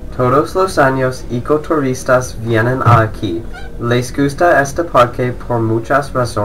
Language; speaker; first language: Spanish; non-native, learner; English